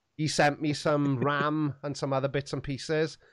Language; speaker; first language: English; native; English